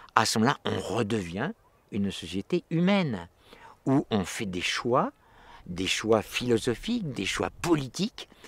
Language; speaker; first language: French; native; French